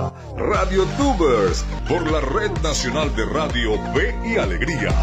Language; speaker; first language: Spanish; native; Spanish